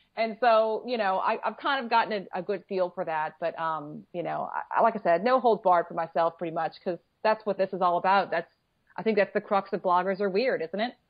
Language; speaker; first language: English; native; English